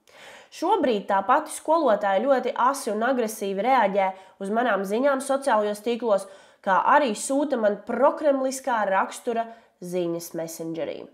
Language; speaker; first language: Latvian; native; Latvian